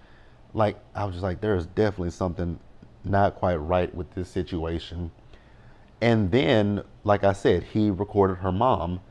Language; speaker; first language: English; native; English